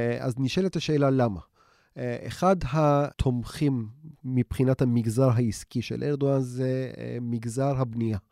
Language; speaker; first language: Hebrew; non-native, fluent; Turkish